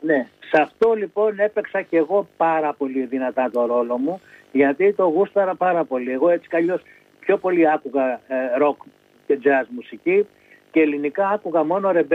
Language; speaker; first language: Greek; native; Greek